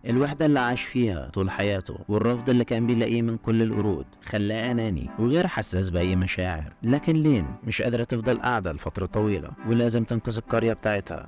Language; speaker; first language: Arabic; native; Arabic